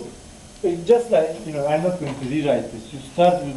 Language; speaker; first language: English; non-native, fluent; Turkish